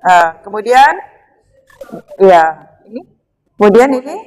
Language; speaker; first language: Indonesian; native; Indonesian